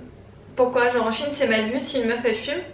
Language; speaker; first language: French; native; French